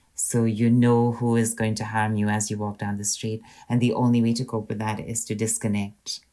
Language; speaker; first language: English; non-native, local second language; Hindi